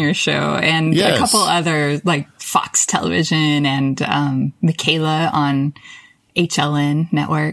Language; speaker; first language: English; native; English